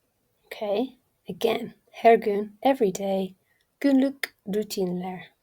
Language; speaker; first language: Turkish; non-native, learner; English